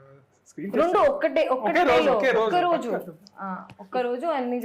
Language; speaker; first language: Telugu; non-native, learner; Hindi